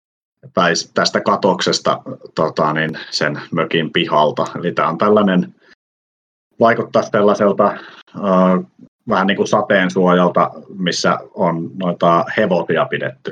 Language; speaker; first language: Finnish; native; Finnish